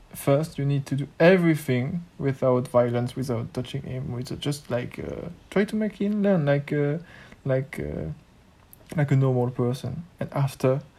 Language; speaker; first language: English; non-native, learner; French